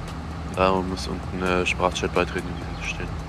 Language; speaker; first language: German; native; German